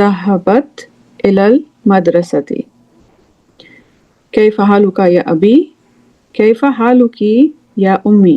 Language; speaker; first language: Arabic; non-native, fluent; English